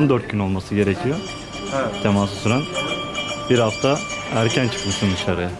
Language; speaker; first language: Turkish; native; Turkish